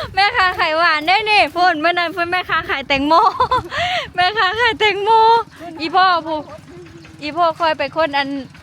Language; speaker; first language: Thai; non-native, local second language; Lao